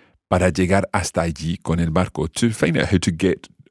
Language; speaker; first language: Spanish; non-native, fluent; English